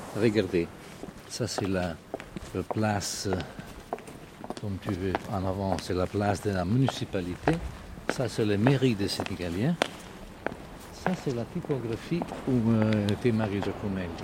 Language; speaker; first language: French; non-native, learner; Italian